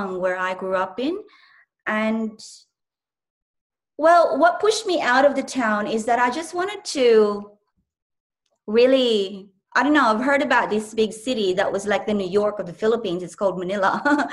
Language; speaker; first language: English; non-native, local second language; Cebuano